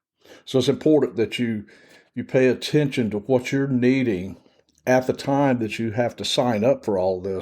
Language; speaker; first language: English; native; English